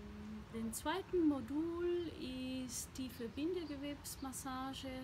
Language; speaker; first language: German; non-native, fluent; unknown